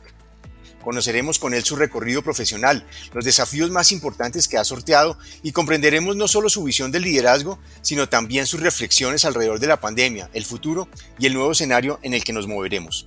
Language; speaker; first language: Spanish; native; Spanish